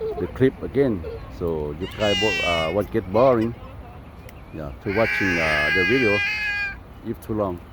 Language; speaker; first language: English; non-native, learner; Lao